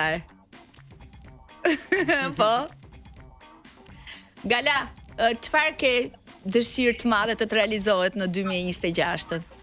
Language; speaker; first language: Albanian; native; Albanian